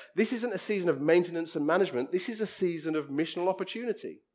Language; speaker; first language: English; native; English